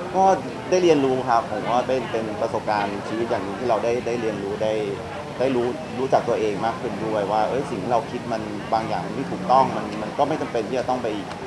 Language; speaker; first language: Thai; native; Thai